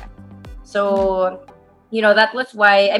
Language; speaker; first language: English; non-native, local second language; Filipino